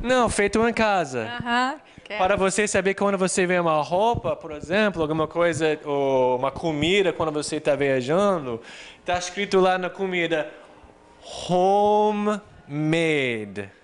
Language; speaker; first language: Portuguese; non-native, fluent; English